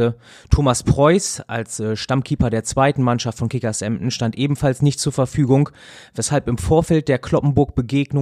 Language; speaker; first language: German; native; German